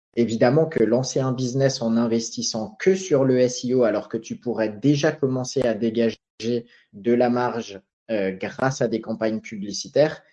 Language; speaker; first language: French; native; French